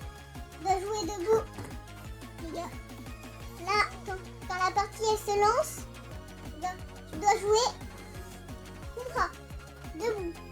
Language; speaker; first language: French; native; French